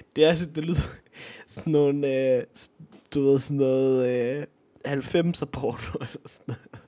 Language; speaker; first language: Danish; native; Danish